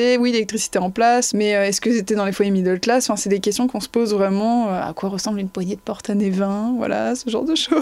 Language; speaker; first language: French; native; French